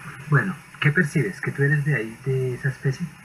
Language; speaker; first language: Spanish; native; Spanish